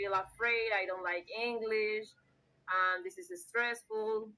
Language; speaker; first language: English; non-native, fluent; Spanish